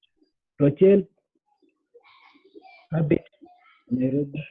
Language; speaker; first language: French; non-native, learner; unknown